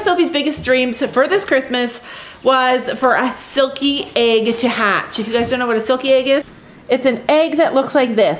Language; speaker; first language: English; native; English